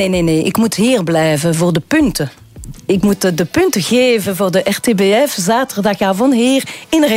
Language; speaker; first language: Dutch; non-native, local second language; French